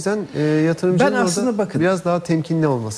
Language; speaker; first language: Turkish; native; Turkish